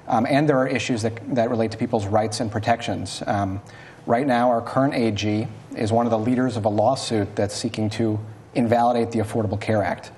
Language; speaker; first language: English; native; English